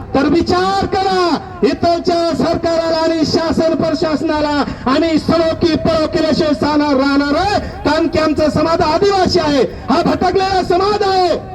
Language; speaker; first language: Marathi; non-native, local second language; Lambadi